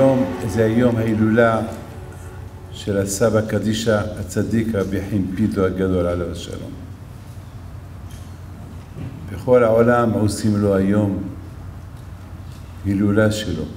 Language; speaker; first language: Hebrew; non-native, fluent; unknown